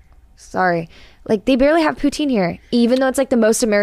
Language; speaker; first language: English; non-native, fluent; Japanese